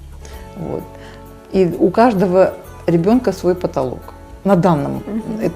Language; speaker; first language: Russian; native; Russian